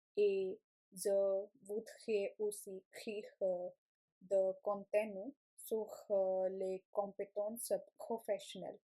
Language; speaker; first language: French; non-native, learner; Punjabi